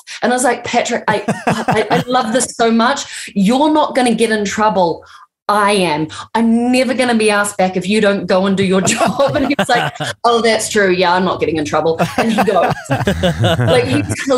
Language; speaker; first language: English; native; English